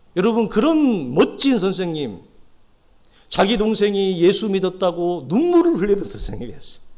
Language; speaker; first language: Korean; native; Korean